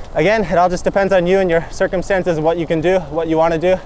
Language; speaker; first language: English; native; English